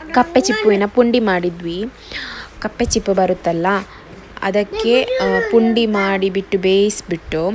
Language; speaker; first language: Kannada; non-native, local second language; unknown